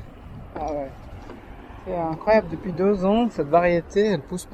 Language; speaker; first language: French; native; French